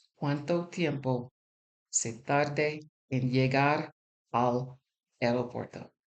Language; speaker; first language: Spanish; non-native, learner; English